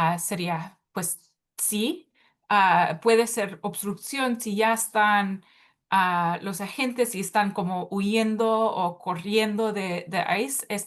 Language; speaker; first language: Spanish; early bilingual, heritage; Spanish